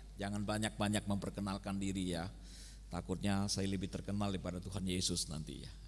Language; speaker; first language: Indonesian; native; Indonesian